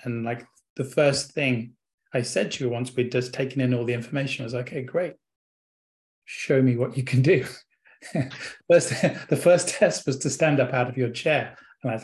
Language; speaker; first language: English; native; English